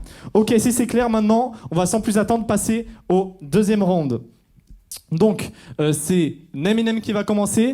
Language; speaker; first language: French; native; French